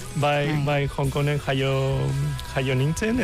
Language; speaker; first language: Basque; non-native, local second language; Spanish